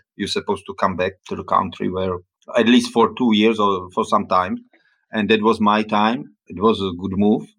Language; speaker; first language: English; non-native, fluent; Czech